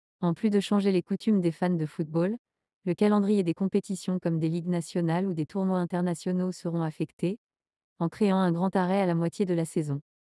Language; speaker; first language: French; non-native, learner; Spanish